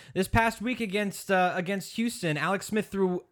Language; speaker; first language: English; native; English